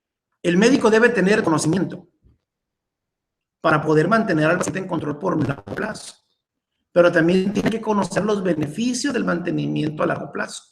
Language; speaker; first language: Spanish; native; Spanish